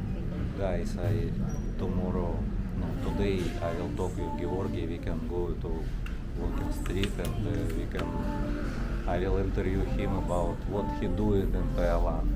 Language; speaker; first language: English; non-native, learner; Russian